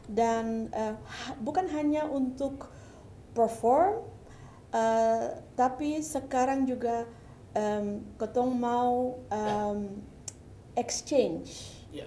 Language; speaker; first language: Indonesian; early bilingual, heritage; Dutch